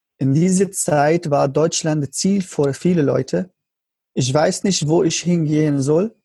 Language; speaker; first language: German; non-native, learner; Arabic